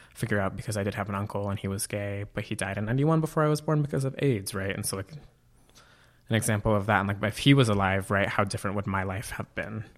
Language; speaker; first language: English; native; English